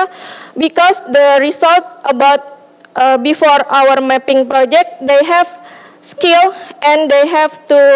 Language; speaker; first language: English; non-native, learner; Indonesian